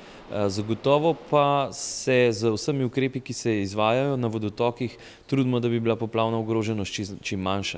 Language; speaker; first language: Slovenian; native; Slovenian